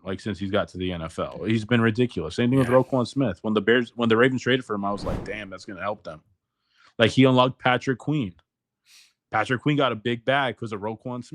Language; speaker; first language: English; native; English